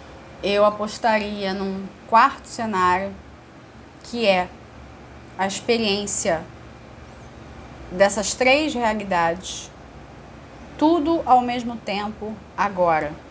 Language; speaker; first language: Portuguese; native; Portuguese